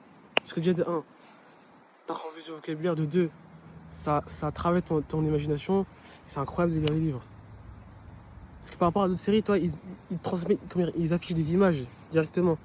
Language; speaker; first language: French; native; French